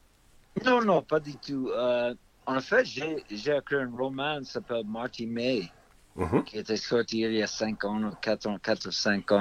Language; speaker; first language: French; non-native, fluent; English